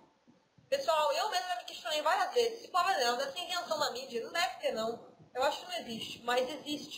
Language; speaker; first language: Portuguese; native; Portuguese